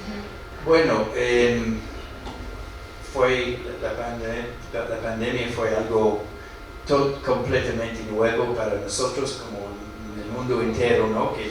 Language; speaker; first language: Spanish; non-native, fluent; English